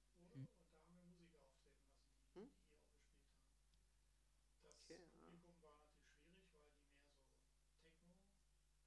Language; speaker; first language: German; native; German